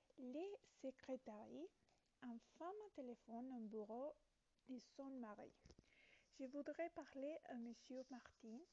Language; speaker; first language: French; non-native, learner; Italian